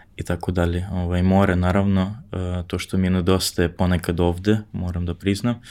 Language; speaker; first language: Serbian; non-native, fluent; English